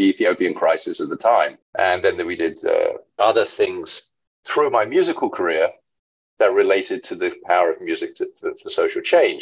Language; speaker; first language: English; native; English